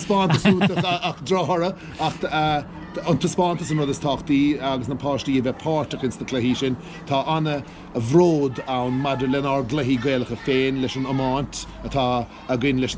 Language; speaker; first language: Irish; native; Irish